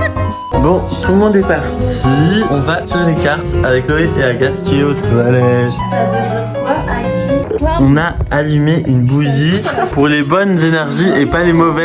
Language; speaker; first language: French; native; French